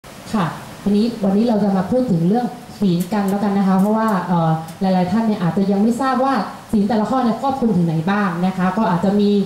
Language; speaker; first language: Thai; native; Thai